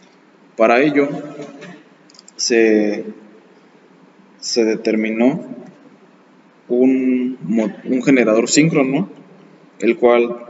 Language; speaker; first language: Spanish; native; Spanish